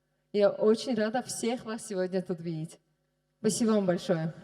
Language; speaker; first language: Russian; non-native, local second language; Tajik